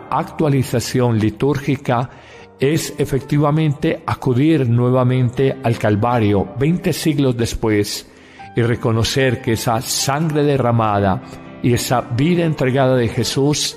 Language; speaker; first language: Spanish; native; Spanish